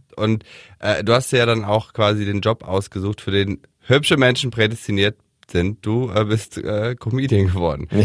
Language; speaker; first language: German; native; German